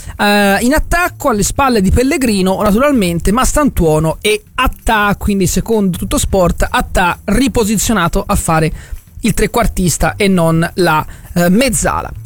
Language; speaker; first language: Italian; native; Italian